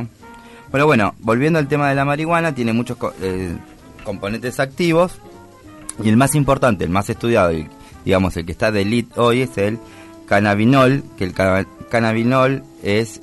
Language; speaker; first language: Spanish; native; Spanish